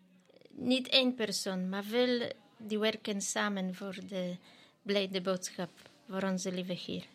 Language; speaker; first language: Dutch; non-native, fluent; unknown